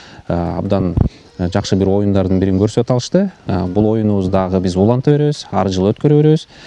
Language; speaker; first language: Kyrgyz; native; Kyrgyz